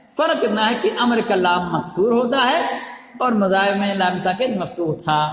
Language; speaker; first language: Urdu; native; Urdu